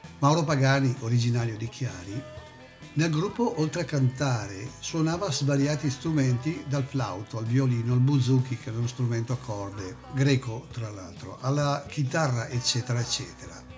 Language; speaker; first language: Italian; native; Italian